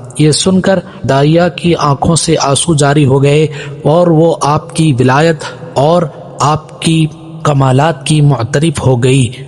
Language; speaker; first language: Urdu; native; Urdu